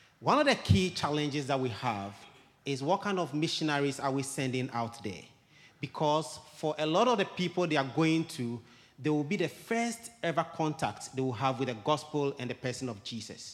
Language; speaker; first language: English; non-native, local second language; Ewe